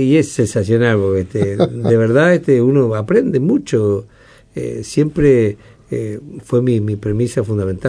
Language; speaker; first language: Spanish; native; Spanish